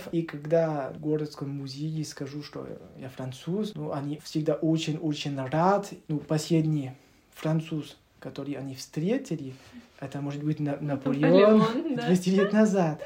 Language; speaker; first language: Russian; non-native, learner; French